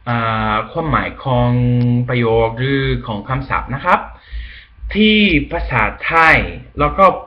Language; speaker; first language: Thai; non-native, learner; Spanish